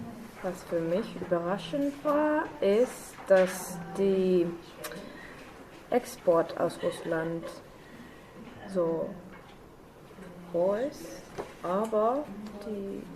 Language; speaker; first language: German; non-native, learner; Finnish